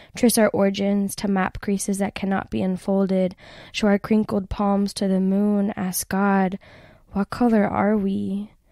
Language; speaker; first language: English; native; English